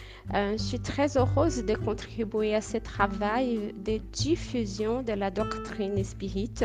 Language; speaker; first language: French; non-native, fluent; Portuguese